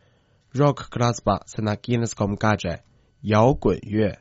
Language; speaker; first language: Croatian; non-native, fluent; Chinese